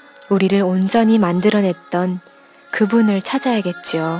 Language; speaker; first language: Korean; native; Korean